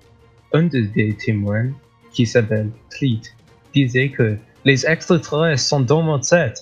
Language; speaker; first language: French; non-native, learner; English